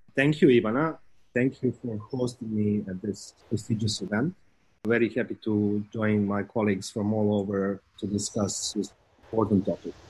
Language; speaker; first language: English; non-native, fluent; Serbian